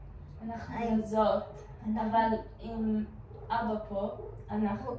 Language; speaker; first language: Hebrew; non-native, learner; English